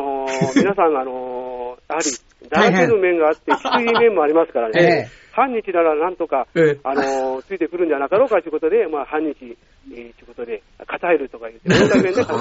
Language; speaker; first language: Japanese; native; Japanese